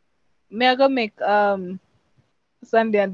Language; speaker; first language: English; native; English